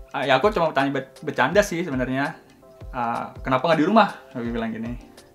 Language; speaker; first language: Indonesian; native; Indonesian